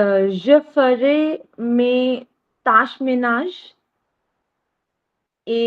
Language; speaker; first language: French; non-native, learner; Hindi